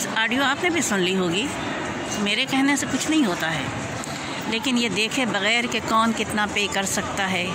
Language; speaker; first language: Urdu; native; Urdu